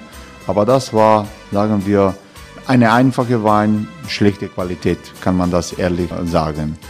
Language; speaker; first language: German; non-native, learner; Croatian